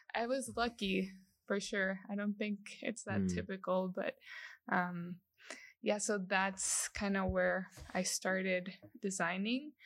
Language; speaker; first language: English; non-native, fluent; Spanish